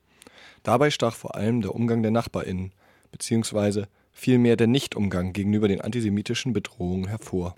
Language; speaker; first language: German; native; German